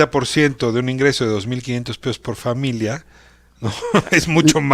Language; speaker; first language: Spanish; native; Spanish